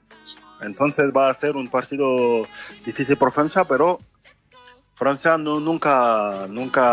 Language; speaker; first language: Spanish; non-native, fluent; French